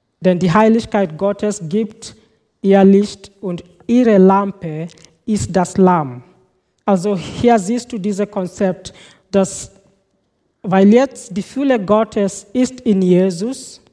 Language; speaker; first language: German; non-native, fluent; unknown